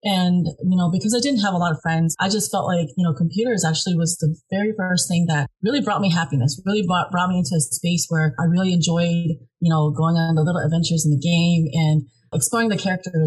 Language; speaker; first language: English; early bilingual, other home language; Hmong